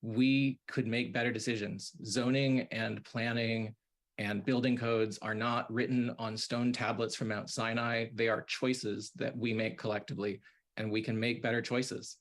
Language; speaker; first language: English; native; English